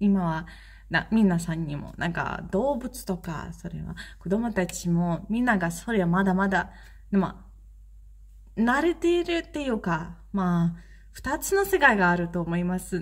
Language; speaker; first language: Japanese; non-native, fluent; Ukrainian